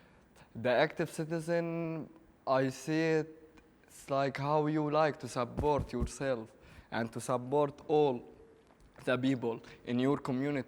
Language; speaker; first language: English; non-native, learner; Arabic